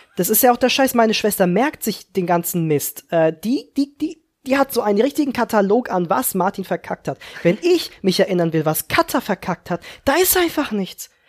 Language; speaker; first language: German; early bilingual, other home language; Czech